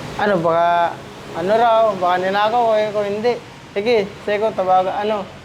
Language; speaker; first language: Filipino; native; Filipino